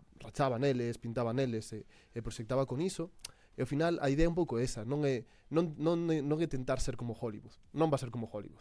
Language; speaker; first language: Galician; non-native, local second language; Spanish